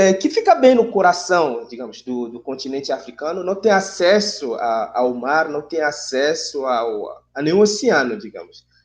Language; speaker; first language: Portuguese; non-native, fluent; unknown